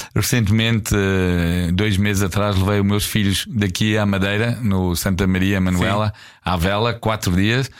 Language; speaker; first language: Portuguese; non-native, fluent; English